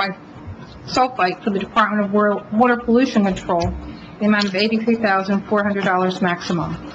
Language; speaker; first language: English; native; English